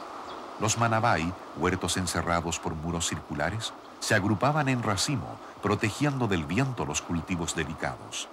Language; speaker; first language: Spanish; native; Spanish